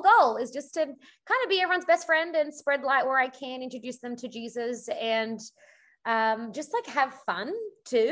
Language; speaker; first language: English; native; English